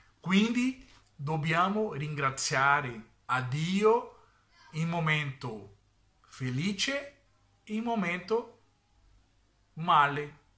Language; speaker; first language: Italian; non-native, learner; Portuguese